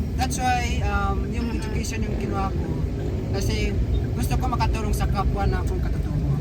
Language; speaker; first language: Filipino; non-native, local second language; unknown